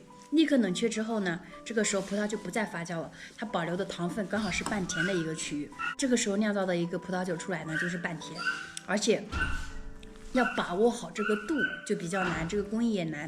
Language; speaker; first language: Chinese; native; Chinese